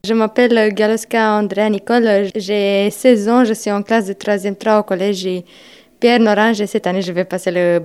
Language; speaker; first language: French; non-native, fluent; Romanian